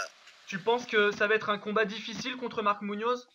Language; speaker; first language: French; native; French